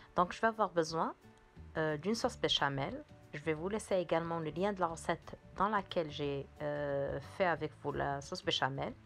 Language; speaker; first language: French; non-native, local second language; Arabic